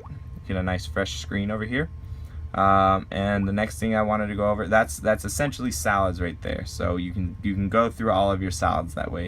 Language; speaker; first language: English; native; English